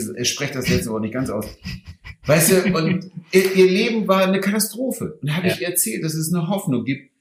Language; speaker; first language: German; native; German